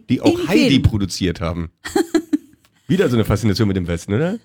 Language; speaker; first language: German; native; German